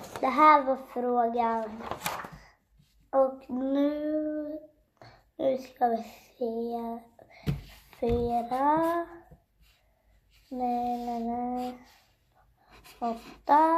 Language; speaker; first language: Swedish; early bilingual, other home language; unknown